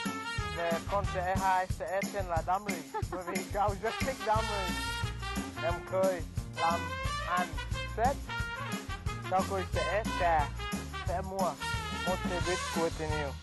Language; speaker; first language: Vietnamese; non-native, learner; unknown